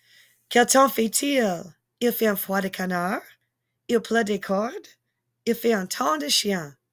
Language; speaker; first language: French; non-native, fluent; English